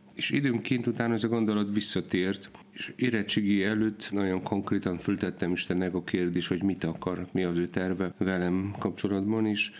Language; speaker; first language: Hungarian; non-native, fluent; Polish